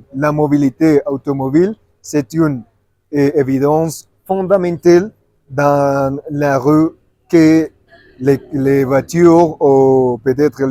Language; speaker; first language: French; non-native, learner; Spanish